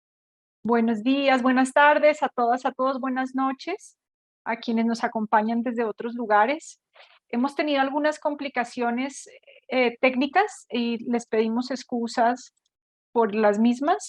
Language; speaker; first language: Spanish; native; Spanish